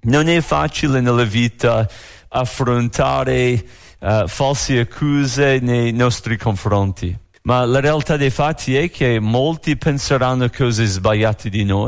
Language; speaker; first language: Italian; non-native, fluent; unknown